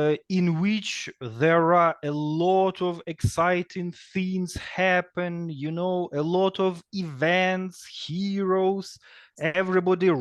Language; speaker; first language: English; non-native, fluent; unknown